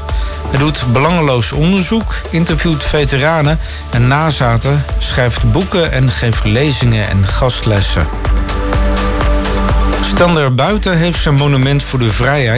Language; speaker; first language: Dutch; native; Dutch